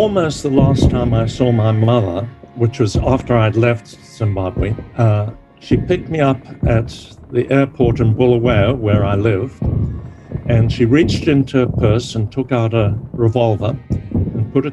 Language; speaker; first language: English; native; English